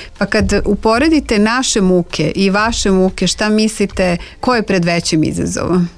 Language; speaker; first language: Serbian; native; Serbian